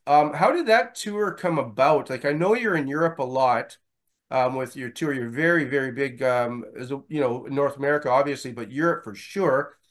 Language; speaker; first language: English; native; English